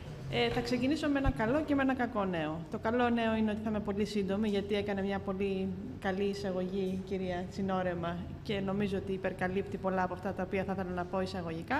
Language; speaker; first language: Greek; native; Greek